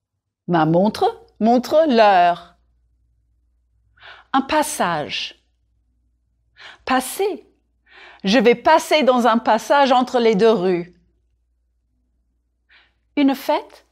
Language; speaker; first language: French; non-native, fluent; English